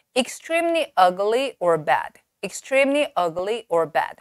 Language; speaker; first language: English; non-native, fluent; Korean